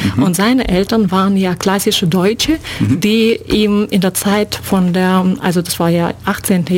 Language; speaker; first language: German; non-native, fluent; Russian